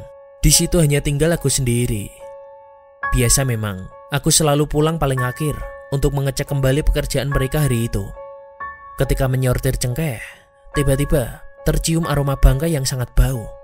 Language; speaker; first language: Indonesian; native; Indonesian